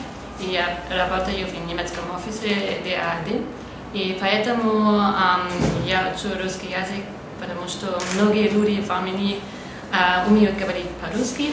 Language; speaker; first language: Russian; non-native, learner; German